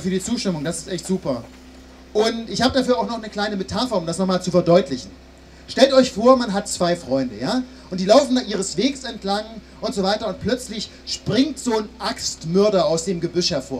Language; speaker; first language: German; native; German